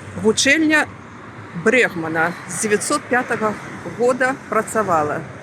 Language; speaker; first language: Belarusian; native; Belarusian